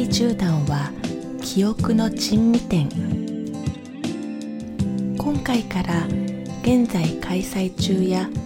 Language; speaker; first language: Japanese; native; Japanese